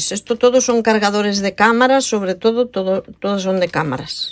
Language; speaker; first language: Spanish; native; Spanish